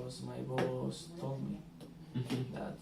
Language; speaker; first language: English; non-native, learner; Spanish